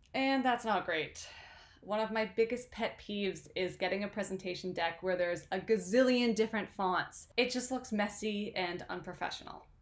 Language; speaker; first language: English; native; English